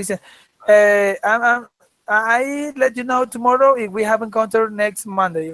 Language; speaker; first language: English; non-native, fluent; Spanish